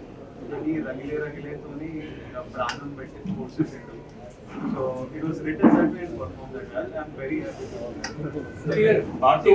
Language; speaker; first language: Telugu; native; Telugu